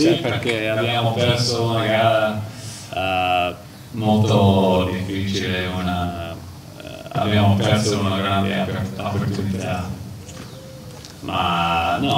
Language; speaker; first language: Italian; non-native, learner; English